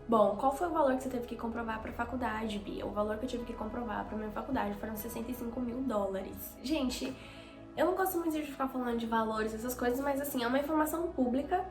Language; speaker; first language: Portuguese; native; Portuguese